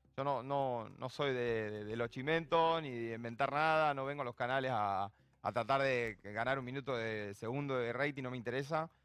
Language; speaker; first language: Spanish; native; Spanish